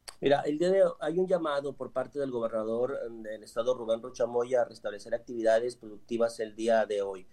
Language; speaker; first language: Spanish; native; Spanish